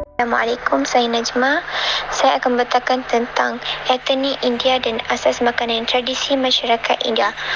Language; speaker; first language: Malay; native; Malay